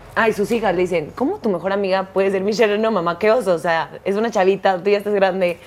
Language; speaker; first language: Spanish; native; Spanish